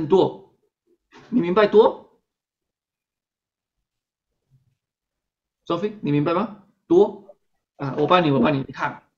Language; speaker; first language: Chinese; non-native, fluent; Spanish